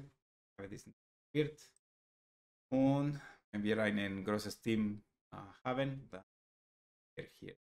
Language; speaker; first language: German; non-native, learner; Spanish